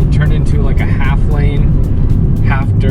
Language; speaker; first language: English; native; English